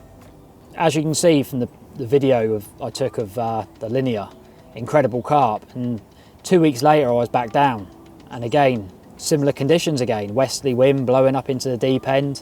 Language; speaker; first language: English; native; English